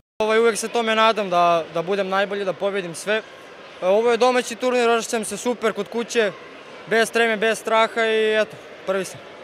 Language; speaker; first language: Bosnian; non-native, fluent; Romanian